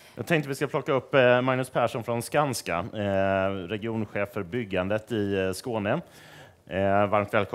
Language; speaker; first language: Swedish; native; Swedish